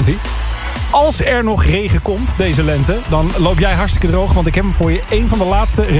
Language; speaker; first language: Dutch; native; Dutch